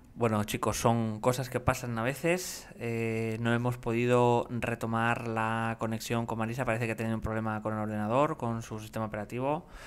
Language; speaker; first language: Spanish; native; Spanish